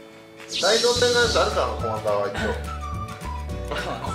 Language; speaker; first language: Japanese; native; Japanese